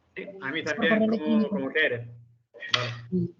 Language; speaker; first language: Spanish; non-native, learner; Italian